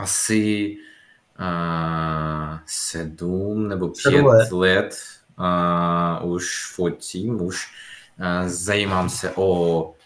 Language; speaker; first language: Czech; non-native, learner; Russian